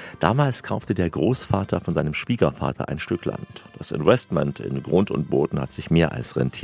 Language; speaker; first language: German; native; German